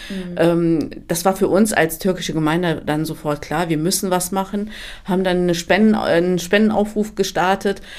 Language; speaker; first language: German; early bilingual, other home language; Turkish